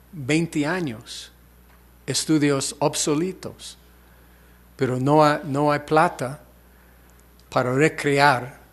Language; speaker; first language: Spanish; non-native, fluent; English